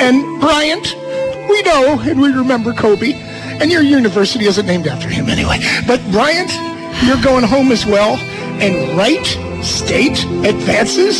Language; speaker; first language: English; native; English